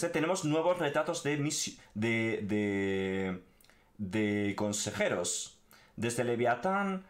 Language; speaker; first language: Spanish; native; Spanish